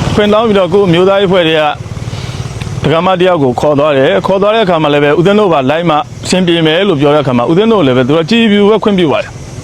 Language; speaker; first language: Burmese; native; Burmese